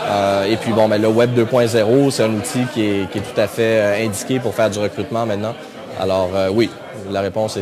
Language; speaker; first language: French; native; French